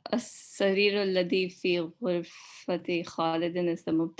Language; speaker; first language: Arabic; non-native, learner; English